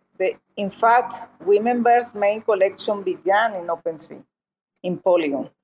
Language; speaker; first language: English; non-native, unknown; Italian